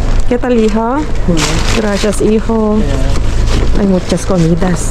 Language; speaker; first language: Spanish; non-native, learner; Filipino